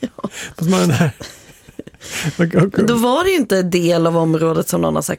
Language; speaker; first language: Swedish; native; Swedish